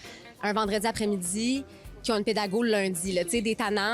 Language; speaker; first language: French; native; French